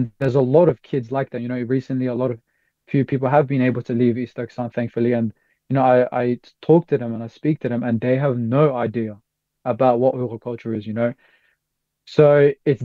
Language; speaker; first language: English; native; English